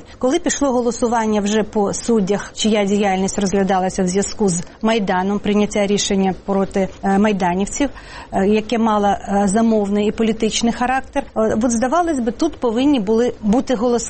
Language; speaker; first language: Ukrainian; native; Ukrainian